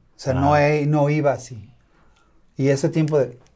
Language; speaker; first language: Spanish; native; Spanish